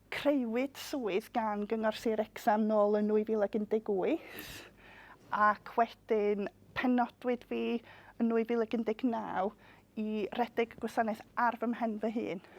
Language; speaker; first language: Welsh; non-native, local second language; English